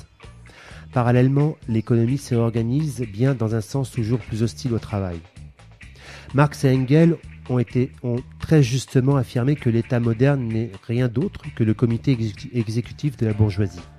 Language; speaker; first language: French; native; French